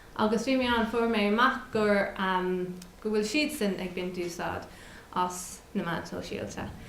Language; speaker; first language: Irish; non-native, local second language; English